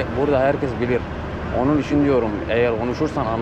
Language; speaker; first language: Turkish; early bilingual, heritage; Armenian